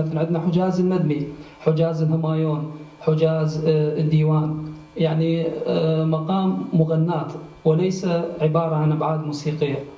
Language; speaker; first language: Arabic; native; Arabic